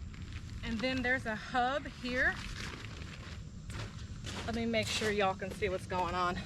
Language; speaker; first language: English; native; English